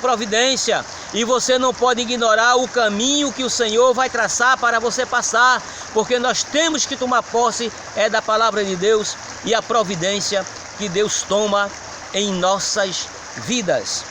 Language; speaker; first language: Portuguese; native; Portuguese